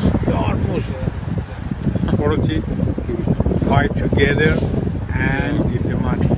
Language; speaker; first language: English; non-native, learner; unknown